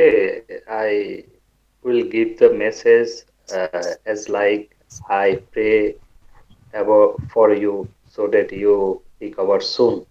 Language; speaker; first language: English; non-native, learner; Bangla